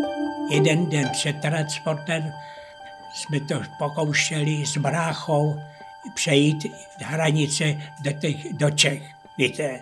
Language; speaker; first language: Czech; early bilingual, heritage; Czech